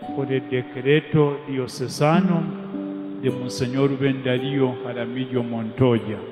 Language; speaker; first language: Spanish; non-native, fluent; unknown